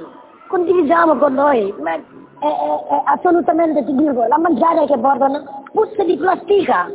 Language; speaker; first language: Italian; non-native, learner; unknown